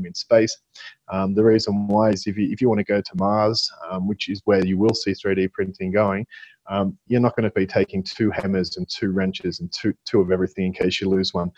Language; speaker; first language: English; native; English